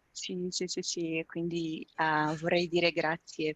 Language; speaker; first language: Italian; non-native, learner; Portuguese